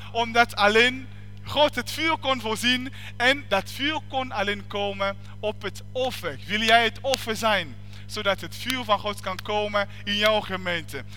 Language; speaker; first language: Dutch; non-native, fluent; French